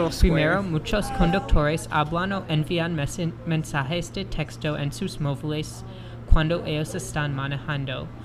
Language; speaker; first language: Spanish; non-native, learner; English